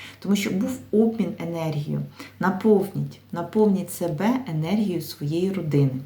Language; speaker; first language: Ukrainian; native; Ukrainian